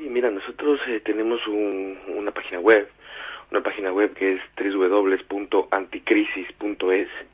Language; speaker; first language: Spanish; native; Spanish